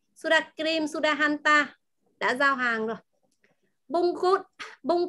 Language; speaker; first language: Indonesian; non-native, fluent; Vietnamese